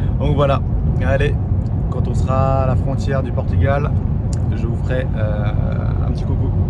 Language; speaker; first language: French; early bilingual, other home language; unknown